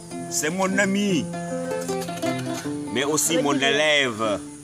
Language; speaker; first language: French; non-native, local second language; Mandingo